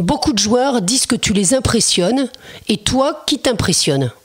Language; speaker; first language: French; native; French